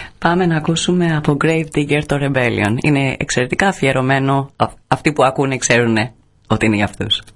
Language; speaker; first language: Greek; early bilingual, other home language; English